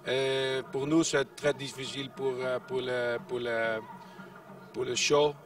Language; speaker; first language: French; non-native, fluent; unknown